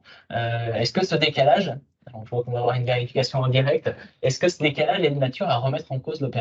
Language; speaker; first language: French; native; French